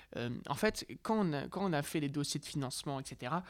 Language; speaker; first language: French; native; French